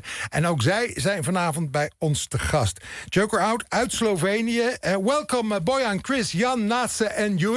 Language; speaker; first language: Dutch; native; Dutch